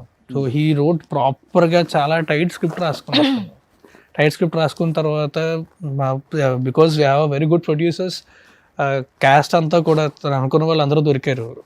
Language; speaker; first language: Telugu; native; Telugu